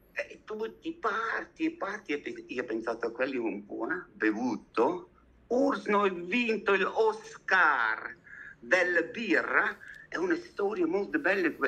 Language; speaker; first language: Italian; non-native, learner; German